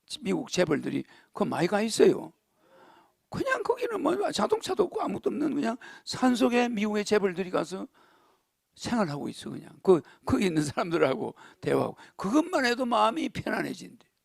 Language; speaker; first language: Korean; native; Korean